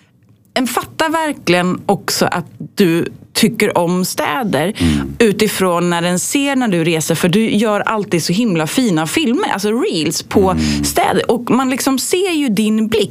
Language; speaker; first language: Swedish; native; Swedish